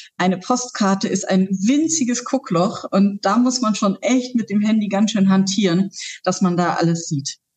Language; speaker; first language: German; native; German